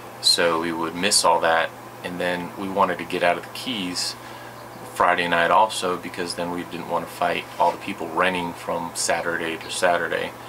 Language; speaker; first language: English; native; English